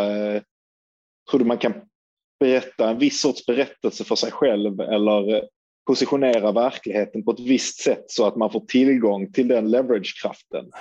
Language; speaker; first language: Swedish; early bilingual, other home language; Turkish